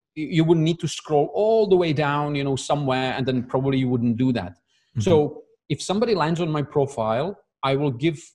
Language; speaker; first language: English; non-native, fluent; Czech